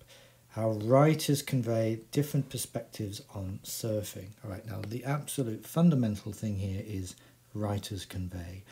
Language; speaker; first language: English; native; English